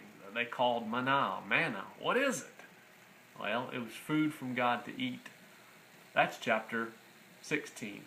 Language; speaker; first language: English; native; English